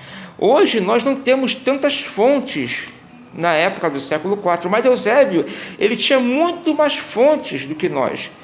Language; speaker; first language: Portuguese; native; Portuguese